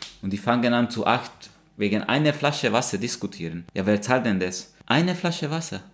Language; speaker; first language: German; non-native, fluent; Hungarian